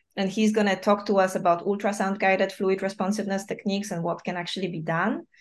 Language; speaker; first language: English; non-native, fluent; Polish